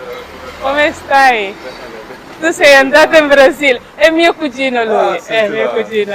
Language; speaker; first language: Italian; non-native, fluent; Malayalam